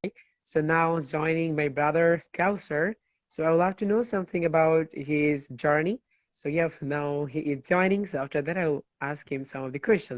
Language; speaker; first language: English; non-native, fluent; Bangla